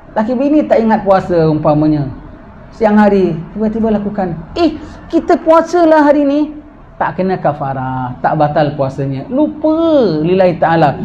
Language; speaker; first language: Malay; native; Malay